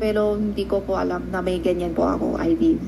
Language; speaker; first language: Filipino; non-native, learner; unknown